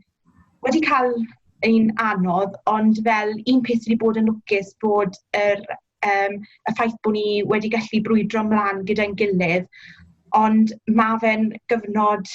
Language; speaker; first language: Welsh; native; Welsh